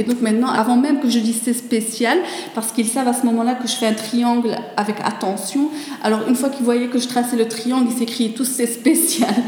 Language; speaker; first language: French; native; French